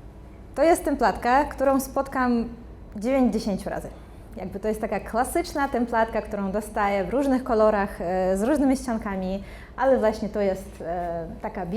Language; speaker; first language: Polish; non-native, fluent; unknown